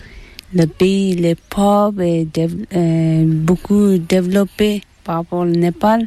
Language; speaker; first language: French; non-native, learner; Tibetan